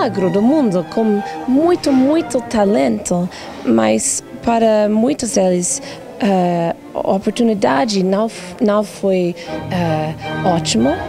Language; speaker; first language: Portuguese; non-native, learner; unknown